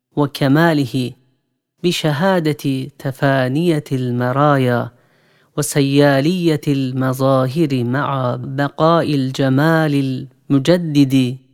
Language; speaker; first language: Arabic; non-native, fluent; Turkish